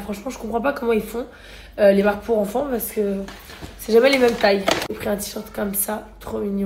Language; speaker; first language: French; native; French